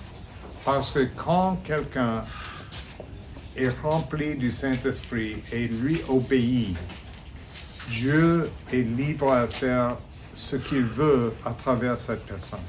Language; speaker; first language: French; non-native, fluent; English